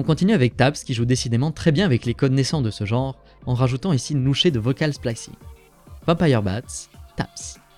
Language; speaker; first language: French; native; French